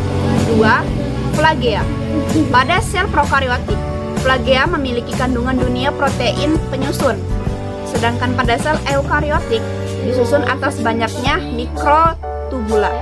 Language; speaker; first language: Indonesian; native; Indonesian